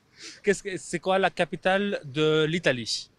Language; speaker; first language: French; non-native, fluent; English